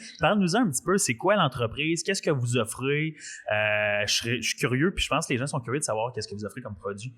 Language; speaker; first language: French; native; French